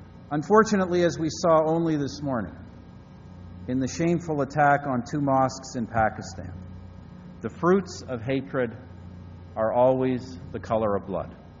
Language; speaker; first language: English; native; English